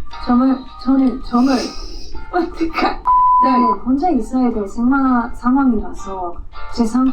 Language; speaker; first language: Korean; non-native, fluent; English